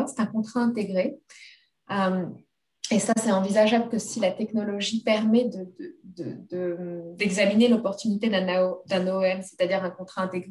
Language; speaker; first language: French; native; French